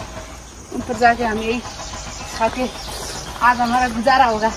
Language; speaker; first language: Nepali; native; Nepali